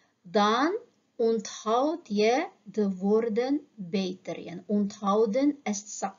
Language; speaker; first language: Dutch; non-native, learner; Uyghur